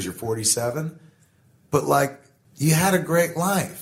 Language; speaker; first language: English; native; English